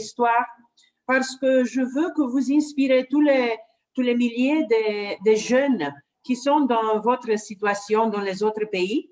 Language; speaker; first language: French; non-native, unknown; Romanian